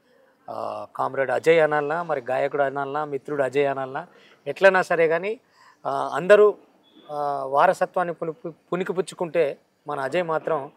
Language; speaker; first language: Telugu; native; Telugu